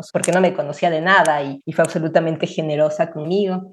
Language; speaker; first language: Spanish; native; Spanish